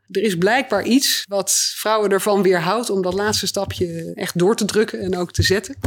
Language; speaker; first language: Dutch; native; Dutch